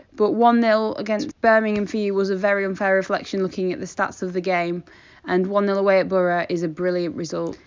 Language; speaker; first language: English; native; English